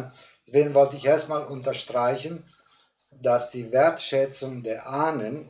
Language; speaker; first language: German; non-native, fluent; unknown